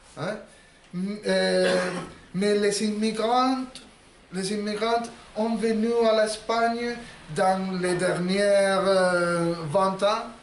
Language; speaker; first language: French; non-native, learner; Spanish